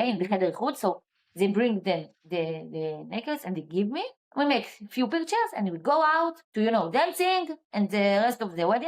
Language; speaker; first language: English; non-native, learner; Hebrew